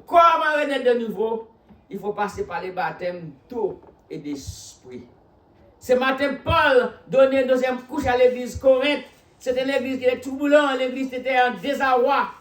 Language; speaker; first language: French; non-native, local second language; Haitian Creole